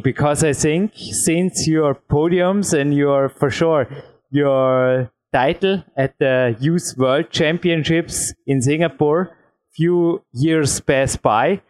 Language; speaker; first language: English; non-native, fluent; German